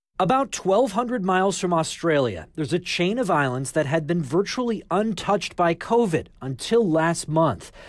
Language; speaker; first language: English; native; English